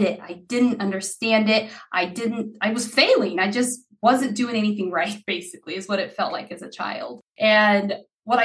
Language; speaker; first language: English; early bilingual, other home language; Haitian Creole